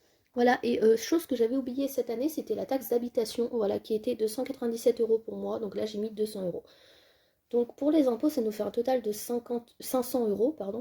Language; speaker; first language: French; native; French